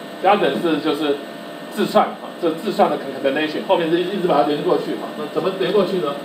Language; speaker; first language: Chinese; native; Chinese